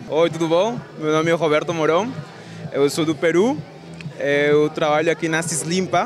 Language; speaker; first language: Portuguese; non-native, learner; Spanish